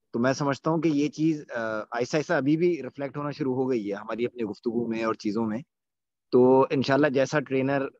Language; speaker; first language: Urdu; native; Urdu